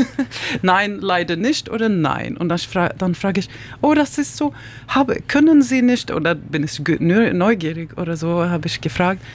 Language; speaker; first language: German; non-native, learner; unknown